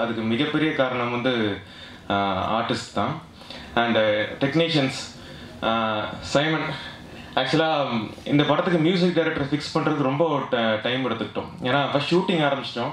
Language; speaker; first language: Tamil; native; Tamil